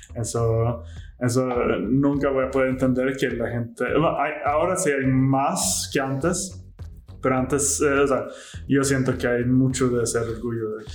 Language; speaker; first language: Spanish; non-native, fluent; Swedish